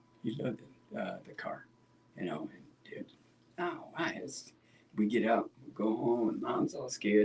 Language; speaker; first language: English; native; English